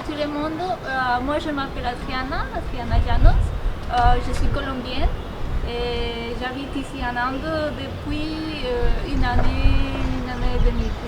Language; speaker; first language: French; non-native, fluent; Spanish